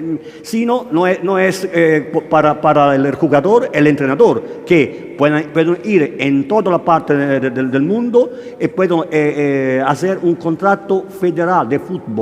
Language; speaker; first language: Spanish; non-native, learner; Italian